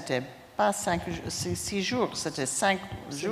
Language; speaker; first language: French; non-native, fluent; English